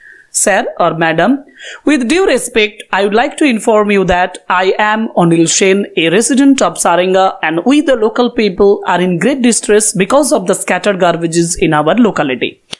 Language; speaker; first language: English; non-native, local second language; Bangla